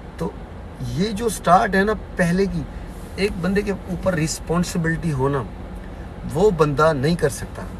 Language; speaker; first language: Urdu; non-native, local second language; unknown